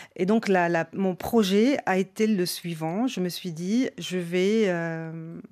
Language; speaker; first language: French; non-native, local second language; Arabic